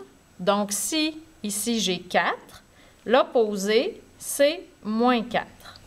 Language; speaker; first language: French; native; French